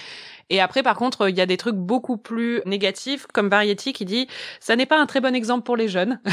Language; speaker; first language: French; native; French